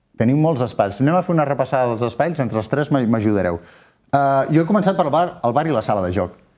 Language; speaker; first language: Catalan; native; Catalan